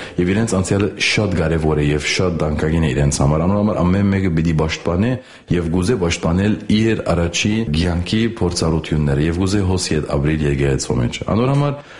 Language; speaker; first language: Armenian; native; Armenian